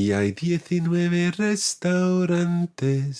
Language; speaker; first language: Spanish; non-native, fluent; English